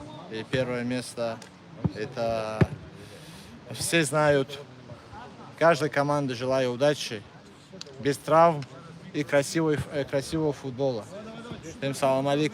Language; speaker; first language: Russian; non-native, local second language; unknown